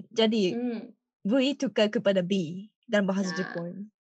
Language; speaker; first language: Indonesian; non-native, learner; Japanese